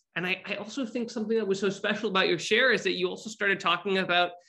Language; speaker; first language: English; native; English